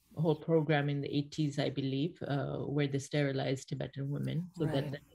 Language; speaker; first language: English; non-native, local second language; Bangla